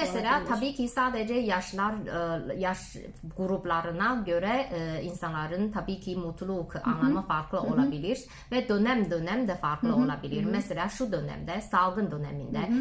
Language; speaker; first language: Turkish; non-native, learner; Chinese